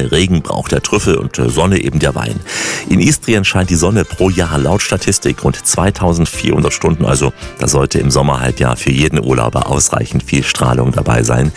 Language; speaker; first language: German; native; German